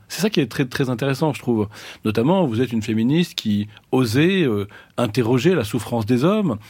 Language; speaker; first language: French; native; French